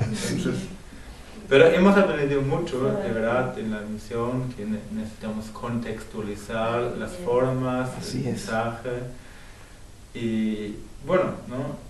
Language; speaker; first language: Spanish; non-native, fluent; German